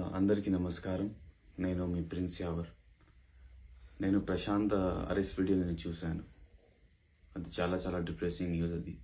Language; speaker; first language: Telugu; non-native, local second language; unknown